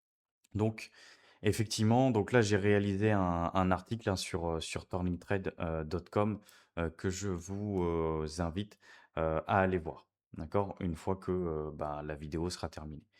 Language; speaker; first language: French; native; French